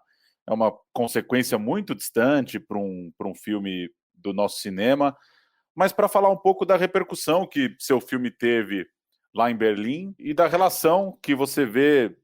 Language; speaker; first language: Portuguese; native; Portuguese